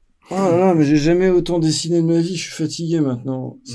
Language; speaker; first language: French; native; French